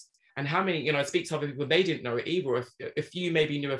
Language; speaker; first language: English; native; English